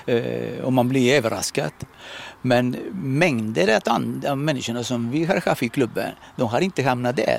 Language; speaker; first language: Swedish; non-native, fluent; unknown